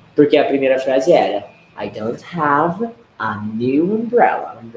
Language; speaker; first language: English; non-native, fluent; Portuguese